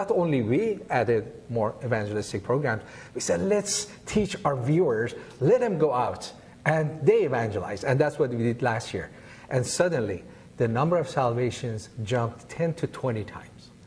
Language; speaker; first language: English; non-native, fluent; Persian